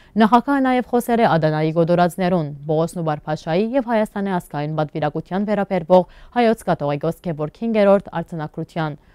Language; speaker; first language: Armenian; early bilingual, heritage; Armenian